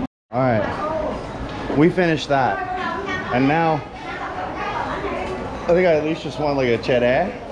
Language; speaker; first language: English; native; English